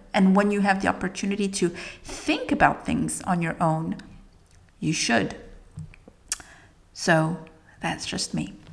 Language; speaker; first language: English; non-native, fluent; French